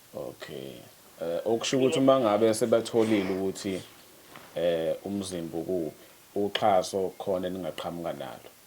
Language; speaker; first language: Zulu; native; Zulu